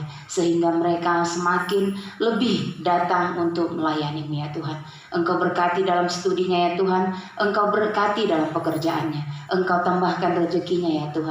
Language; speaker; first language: Indonesian; native; Indonesian